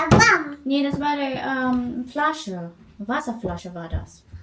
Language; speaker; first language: German; non-native, fluent; Filipino